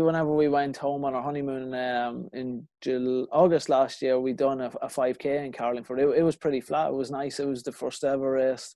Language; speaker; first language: English; native; English